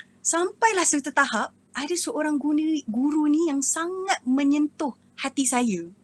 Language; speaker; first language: Malay; native; Malay